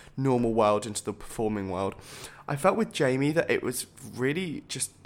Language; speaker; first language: English; native; English